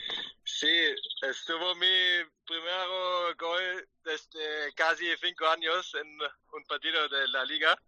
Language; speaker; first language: Spanish; non-native, learner; German